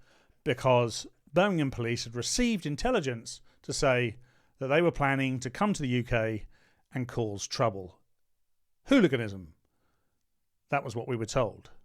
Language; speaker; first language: English; native; English